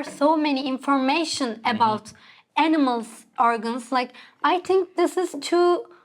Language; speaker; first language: English; non-native, learner; Turkish